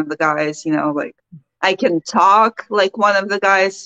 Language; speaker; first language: English; early bilingual, other home language; Ukrainian